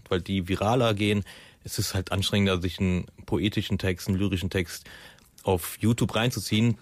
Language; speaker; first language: German; early bilingual, other home language; Persian